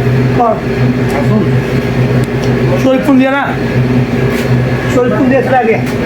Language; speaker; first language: Hindi; non-native, learner; Bangla